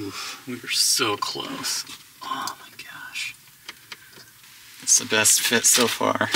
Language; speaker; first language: English; native; English